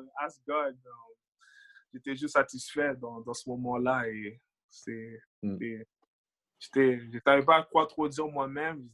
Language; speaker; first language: French; early bilingual, other home language; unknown